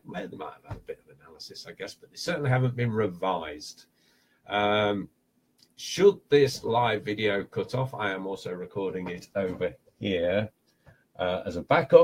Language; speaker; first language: English; native; English